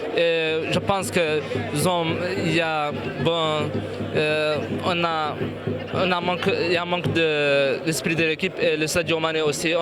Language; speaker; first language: French; non-native, local second language; Wolof